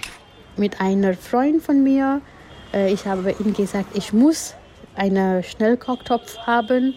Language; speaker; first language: German; non-native, fluent; Gujarati